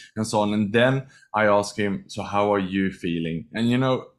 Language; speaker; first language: English; non-native, fluent; Swedish